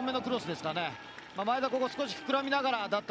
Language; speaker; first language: Japanese; native; Japanese